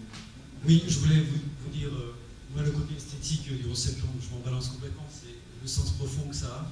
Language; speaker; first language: French; native; French